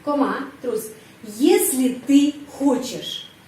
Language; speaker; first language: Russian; non-native, fluent; Indonesian